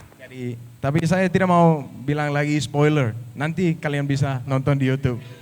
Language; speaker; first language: Indonesian; non-native, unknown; Danish